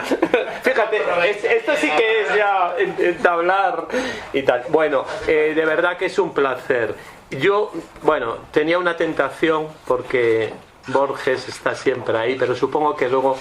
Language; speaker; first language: Spanish; native; Spanish